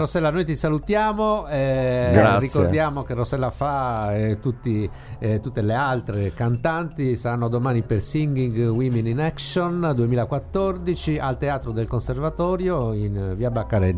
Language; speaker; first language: Italian; native; Italian